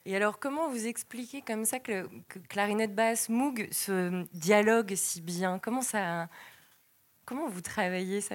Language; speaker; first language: French; native; French